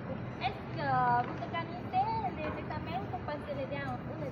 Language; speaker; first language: French; non-native, learner; Lao